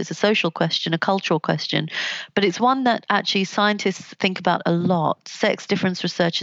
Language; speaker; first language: English; native; English